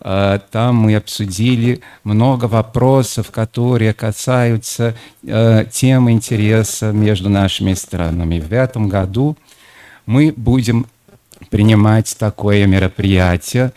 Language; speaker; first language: Russian; non-native, fluent; Portuguese